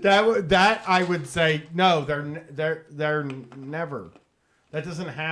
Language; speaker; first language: English; native; English